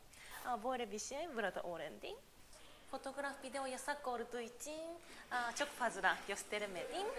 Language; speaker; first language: Turkish; non-native, learner; Japanese